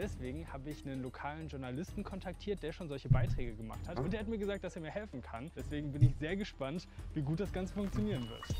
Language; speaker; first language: German; native; German